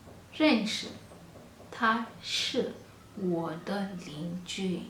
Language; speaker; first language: Chinese; non-native, fluent; Kalenjin